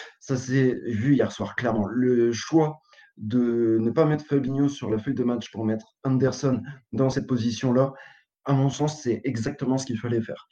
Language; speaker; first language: French; native; French